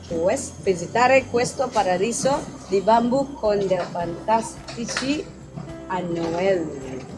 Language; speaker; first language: Italian; non-native, learner; English